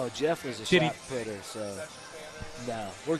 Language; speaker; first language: English; native; English